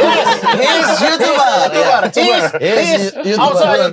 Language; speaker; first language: English; non-native, learner; Indonesian